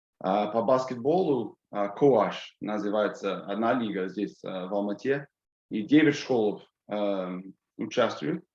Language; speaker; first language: Russian; non-native, fluent; English